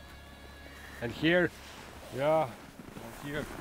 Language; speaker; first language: English; non-native, learner; Latvian